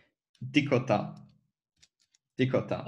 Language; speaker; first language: Indonesian; non-native, learner; French